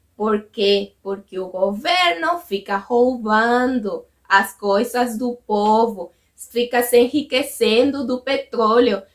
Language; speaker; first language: Portuguese; non-native, fluent; Spanish